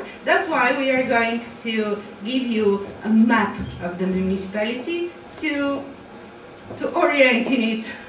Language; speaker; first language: English; non-native, fluent; Bulgarian